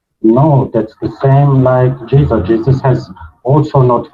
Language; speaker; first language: English; non-native, learner; Bosnian